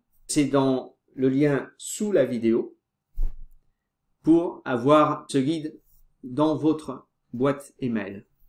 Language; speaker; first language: French; non-native, fluent; Portuguese